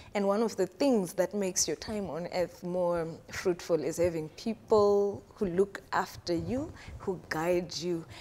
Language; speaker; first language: English; non-native, local second language; Shona